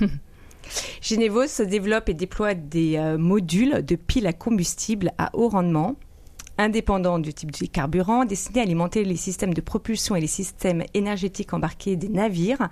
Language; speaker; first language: French; native; French